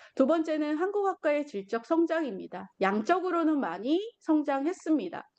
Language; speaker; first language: Korean; native; Korean